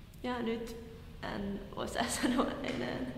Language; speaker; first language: Finnish; non-native, fluent; Hungarian